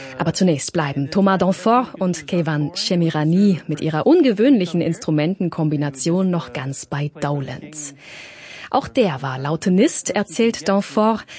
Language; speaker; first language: German; native; German